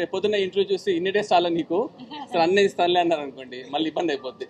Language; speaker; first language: Telugu; native; Telugu